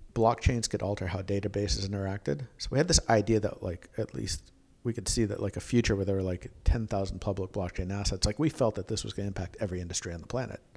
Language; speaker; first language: English; native; English